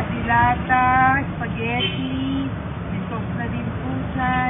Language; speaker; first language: Filipino; native; Filipino